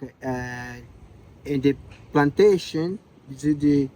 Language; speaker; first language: English; non-native, learner; Portuguese